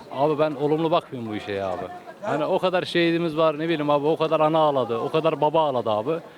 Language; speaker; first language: Turkish; native; Turkish